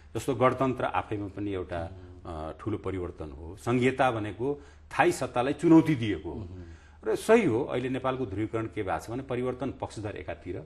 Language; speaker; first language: Nepali; non-native, local second language; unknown